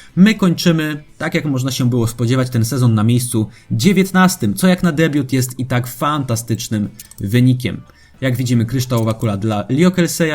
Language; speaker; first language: Polish; native; Polish